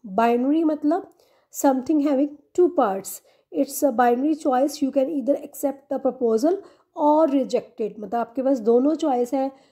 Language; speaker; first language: Hindi; non-native, local second language; Punjabi